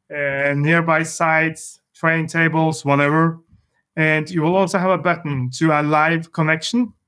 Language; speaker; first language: English; non-native, fluent; Norwegian